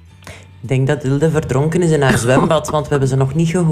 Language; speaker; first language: Dutch; native; Dutch